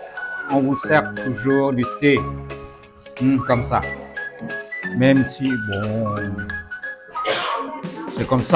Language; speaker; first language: French; non-native, fluent; Vietnamese